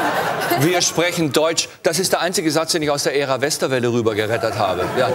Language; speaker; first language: German; native; German